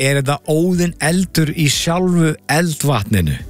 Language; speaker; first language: Icelandic; native; Icelandic